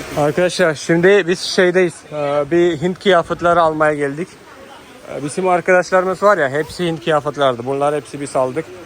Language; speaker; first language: Turkish; non-native, fluent; Hindi